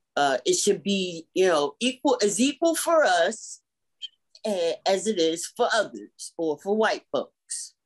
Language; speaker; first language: English; native; English